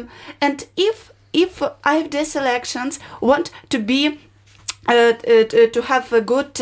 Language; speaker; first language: English; non-native, learner; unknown